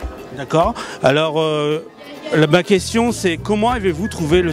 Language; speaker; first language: French; native; French